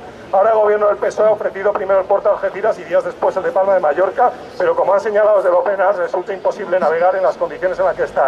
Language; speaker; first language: Spanish; native; Spanish